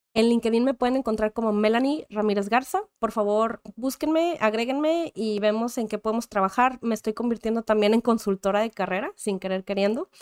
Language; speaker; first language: Spanish; native; Spanish